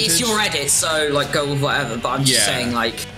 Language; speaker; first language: English; native; English